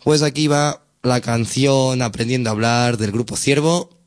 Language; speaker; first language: Spanish; non-native, local second language; Catalan